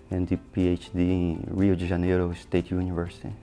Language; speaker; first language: English; non-native, fluent; Portuguese